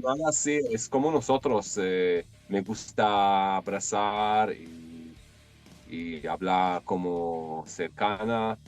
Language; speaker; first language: Spanish; non-native, learner; Hebrew